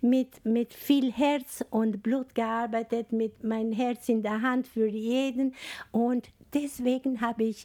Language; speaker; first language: German; non-native, fluent; Albanian